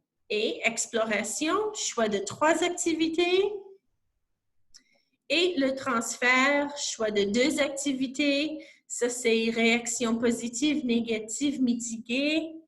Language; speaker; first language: French; non-native, local second language; English